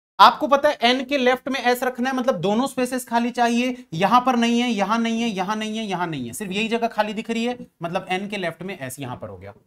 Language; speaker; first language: Hindi; native; Hindi